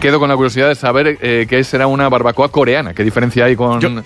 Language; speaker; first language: Spanish; native; Spanish